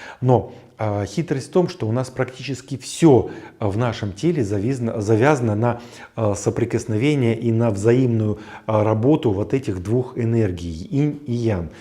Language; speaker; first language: Russian; native; Russian